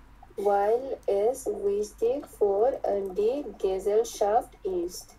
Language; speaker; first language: German; non-native, learner; Bangla